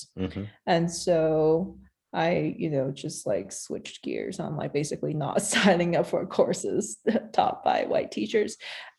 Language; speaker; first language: English; non-native, local second language; Cantonese